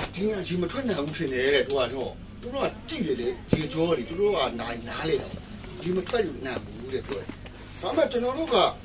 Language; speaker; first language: Burmese; non-native, local second language; Kachin